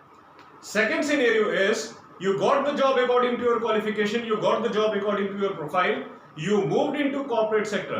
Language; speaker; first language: English; non-native, local second language; Hindi